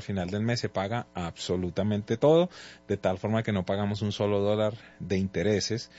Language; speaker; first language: Spanish; native; Spanish